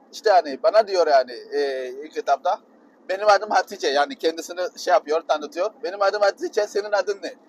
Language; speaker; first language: Turkish; non-native, fluent; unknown